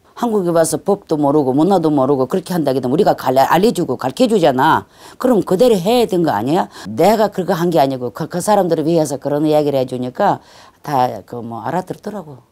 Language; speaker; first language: Korean; non-native, learner; Russian